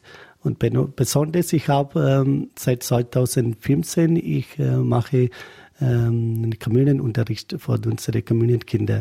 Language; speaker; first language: German; non-native, learner; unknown